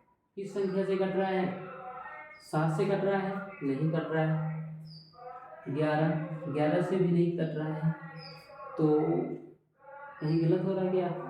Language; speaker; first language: Hindi; native; Hindi